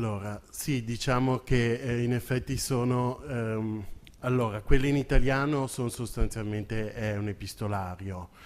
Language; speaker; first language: Italian; native; Italian